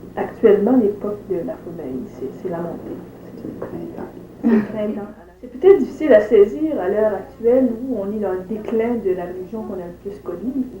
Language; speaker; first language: French; native; French